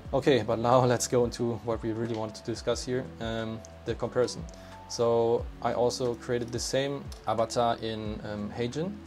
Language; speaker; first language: English; non-native, fluent; German